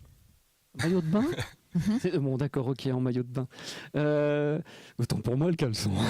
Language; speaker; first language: French; native; French